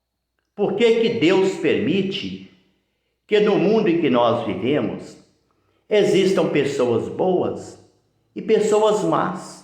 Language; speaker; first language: Portuguese; native; Portuguese